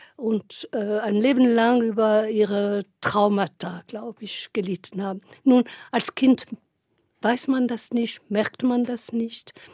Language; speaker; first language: German; non-native, fluent; French